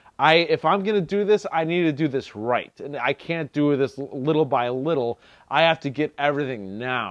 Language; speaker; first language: English; native; English